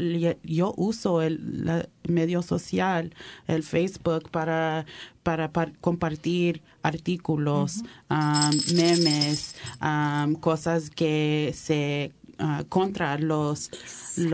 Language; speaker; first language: Spanish; early bilingual, heritage; Spanish